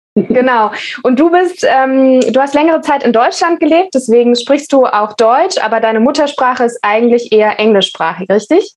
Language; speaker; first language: German; native; German